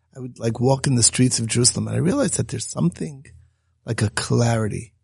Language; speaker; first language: English; native; English